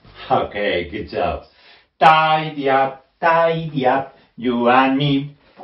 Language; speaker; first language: English; non-native, fluent; Spanish